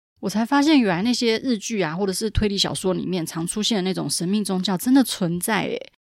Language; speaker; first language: Chinese; native; Chinese